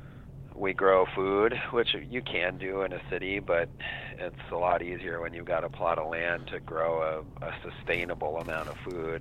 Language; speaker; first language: English; native; English